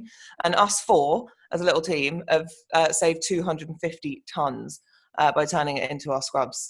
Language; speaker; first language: English; native; English